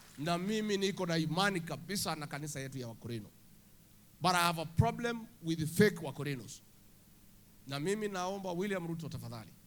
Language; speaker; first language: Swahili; non-native, local second language; Kikuyu